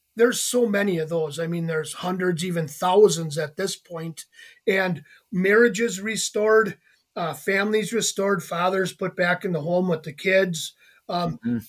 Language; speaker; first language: English; native; English